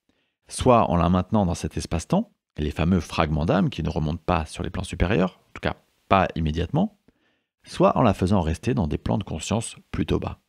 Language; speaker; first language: French; native; French